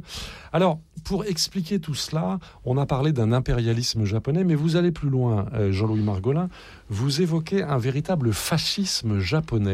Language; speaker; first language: French; native; French